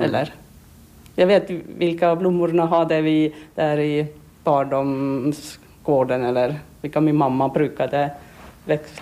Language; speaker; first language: Swedish; non-native, learner; Finnish